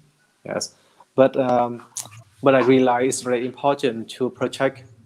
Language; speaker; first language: English; non-native, learner; Vietnamese